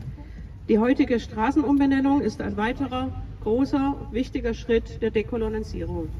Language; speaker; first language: German; native; German